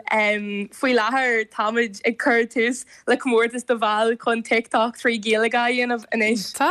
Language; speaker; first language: Irish; non-native, local second language; English